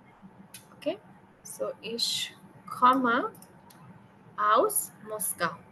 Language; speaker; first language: German; non-native, learner; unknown